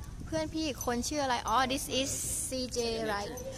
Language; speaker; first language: English; non-native, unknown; Thai